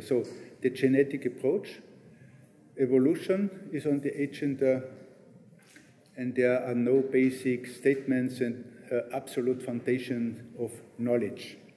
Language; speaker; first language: English; non-native, fluent; German